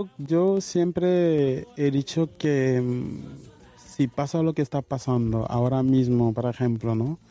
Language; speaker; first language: Spanish; non-native, fluent; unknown